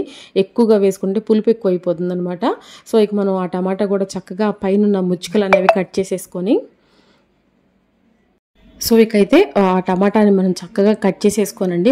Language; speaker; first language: Telugu; native; Telugu